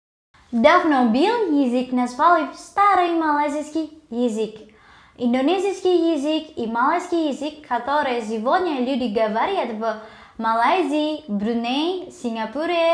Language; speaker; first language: Russian; non-native, learner; Indonesian